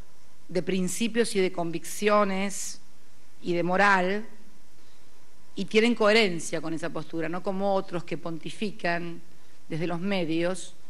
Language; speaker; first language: Spanish; native; Spanish